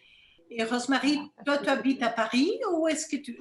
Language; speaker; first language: French; non-native, fluent; Spanish